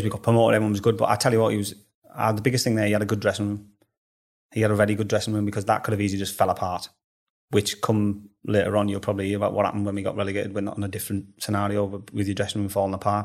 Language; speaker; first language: English; native; English